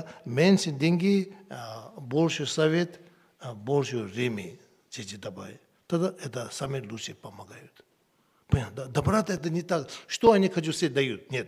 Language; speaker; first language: Russian; non-native, learner; Tibetan